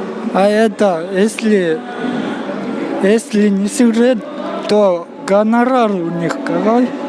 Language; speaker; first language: Russian; non-native, local second language; Kyrgyz